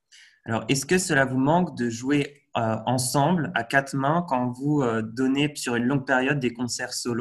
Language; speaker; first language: French; native; French